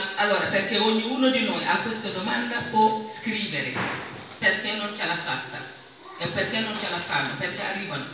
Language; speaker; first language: Italian; non-native, fluent; Wolof